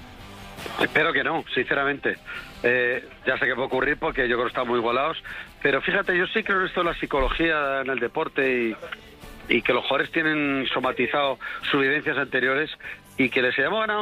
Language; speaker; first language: Spanish; native; Spanish